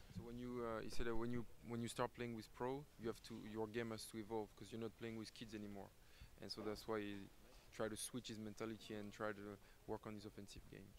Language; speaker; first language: English; non-native, fluent; French